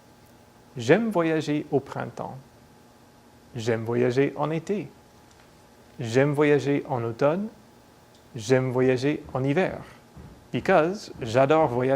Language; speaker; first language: French; non-native, fluent; English